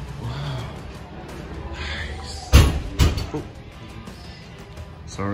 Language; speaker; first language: English; non-native, fluent; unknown